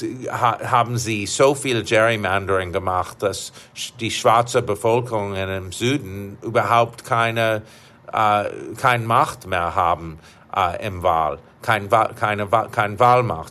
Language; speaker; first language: German; non-native, fluent; English